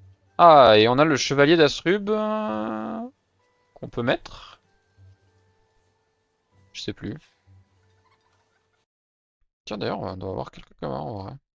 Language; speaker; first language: French; native; French